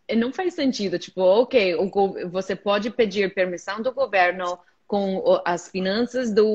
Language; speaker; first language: Portuguese; non-native, fluent; English